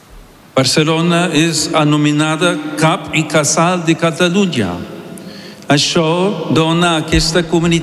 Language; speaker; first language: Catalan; non-native, learner; English